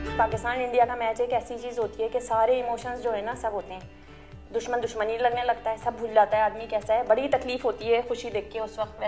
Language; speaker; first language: Urdu; native; Urdu